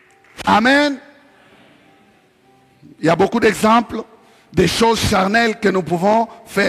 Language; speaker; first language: French; non-native, local second language; Swahili